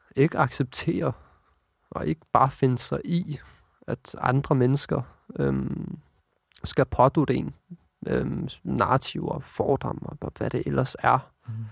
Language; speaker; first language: Danish; early bilingual, other home language; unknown